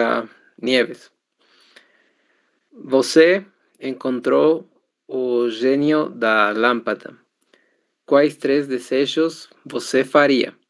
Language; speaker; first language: Portuguese; non-native, learner; Spanish